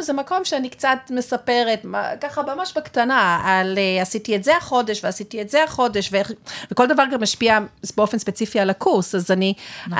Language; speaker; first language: Hebrew; native; Hebrew